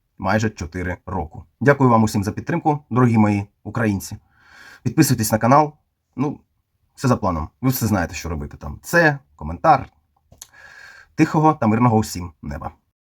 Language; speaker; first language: Ukrainian; non-native, local second language; Russian